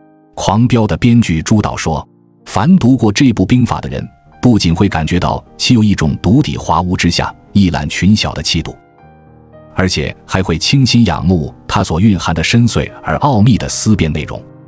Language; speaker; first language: Chinese; native; Chinese